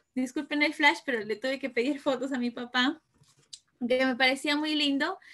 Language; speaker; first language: Spanish; early bilingual, other home language; Italian